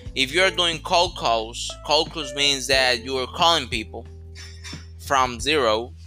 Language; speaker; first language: English; non-native, fluent; Spanish